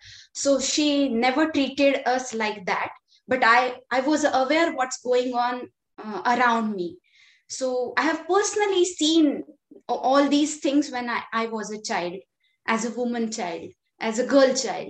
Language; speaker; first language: English; non-native, local second language; Marathi